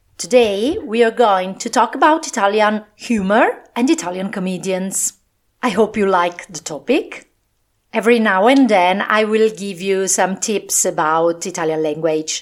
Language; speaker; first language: English; non-native, fluent; Italian